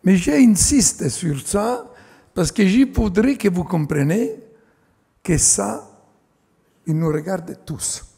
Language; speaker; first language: French; non-native, fluent; Italian